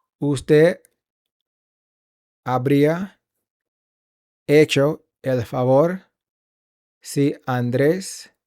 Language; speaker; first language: Spanish; non-native, learner; English